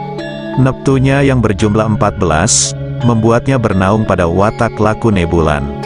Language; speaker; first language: Indonesian; non-native, local second language; Javanese